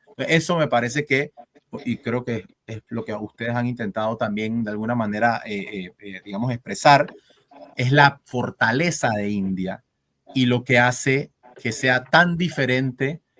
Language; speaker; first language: Spanish; native; Spanish